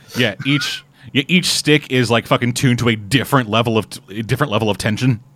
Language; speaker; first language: English; native; English